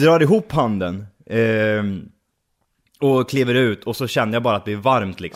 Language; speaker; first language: Swedish; native; Swedish